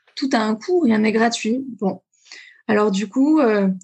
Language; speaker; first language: French; native; French